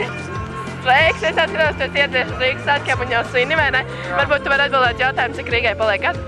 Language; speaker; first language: Latvian; native; Latvian